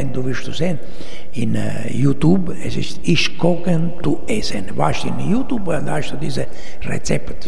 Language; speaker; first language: German; non-native, learner; Italian